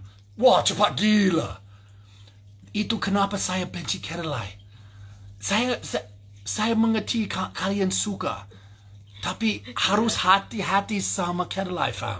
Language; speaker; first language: Indonesian; non-native, learner; English